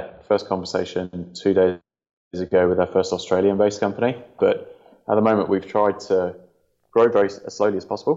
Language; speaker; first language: English; native; English